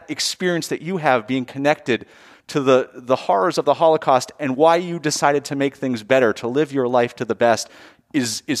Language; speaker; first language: English; native; English